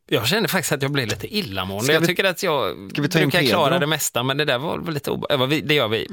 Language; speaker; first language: Swedish; native; Swedish